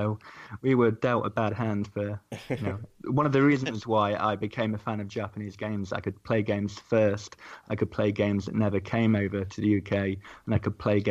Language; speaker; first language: English; native; English